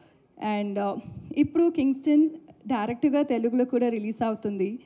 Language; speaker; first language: Telugu; non-native, learner; Tamil